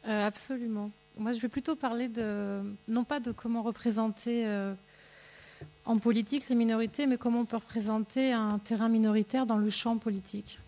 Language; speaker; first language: French; native; French